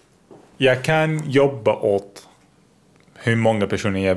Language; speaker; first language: Swedish; non-native, fluent; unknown